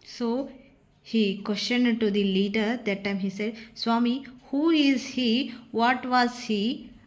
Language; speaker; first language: English; non-native, local second language; Kannada